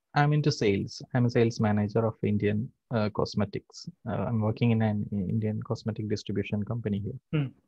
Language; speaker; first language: English; non-native, local second language; Malayalam